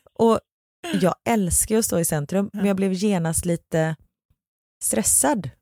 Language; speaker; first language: Swedish; native; Swedish